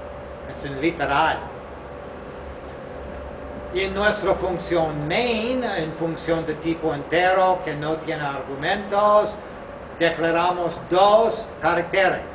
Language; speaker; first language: Spanish; non-native, fluent; English